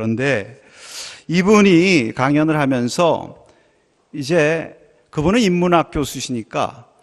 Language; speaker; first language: Korean; native; Korean